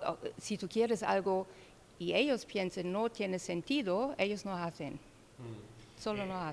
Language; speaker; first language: Spanish; non-native, learner; German